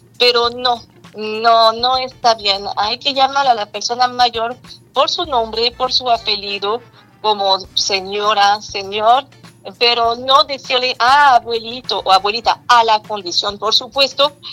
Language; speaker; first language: Spanish; non-native, fluent; French